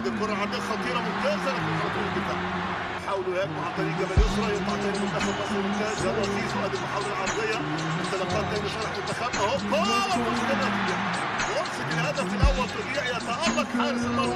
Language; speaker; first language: Arabic; native; Arabic